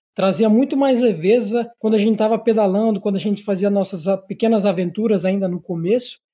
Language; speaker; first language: Portuguese; native; Portuguese